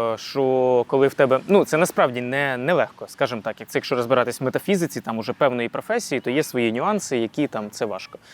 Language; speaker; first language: Ukrainian; non-native, local second language; Russian